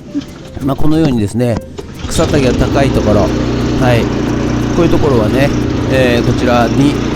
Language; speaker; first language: Japanese; native; Japanese